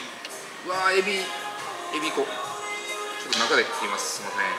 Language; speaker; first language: Japanese; native; Japanese